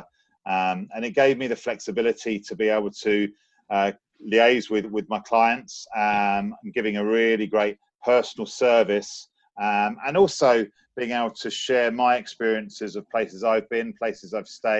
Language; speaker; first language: English; native; English